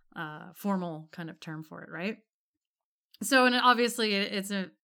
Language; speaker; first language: English; native; English